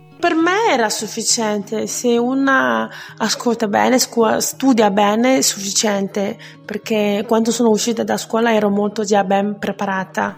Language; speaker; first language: Italian; non-native, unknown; Chinese